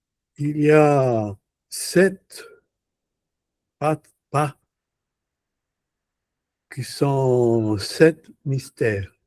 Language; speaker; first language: French; non-native, learner; Portuguese